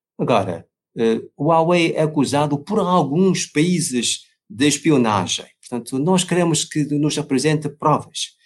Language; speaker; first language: Portuguese; non-native, fluent; Chinese